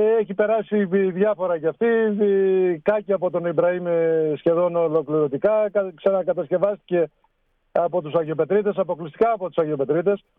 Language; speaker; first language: Greek; native; Greek